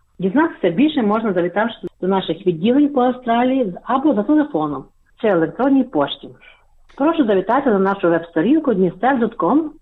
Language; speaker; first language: Ukrainian; early bilingual, heritage; Ukrainian